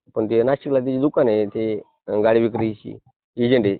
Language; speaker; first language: Marathi; native; Marathi